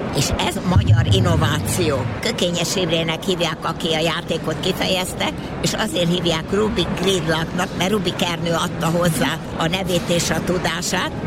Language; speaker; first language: Hungarian; early bilingual, heritage; Hungarian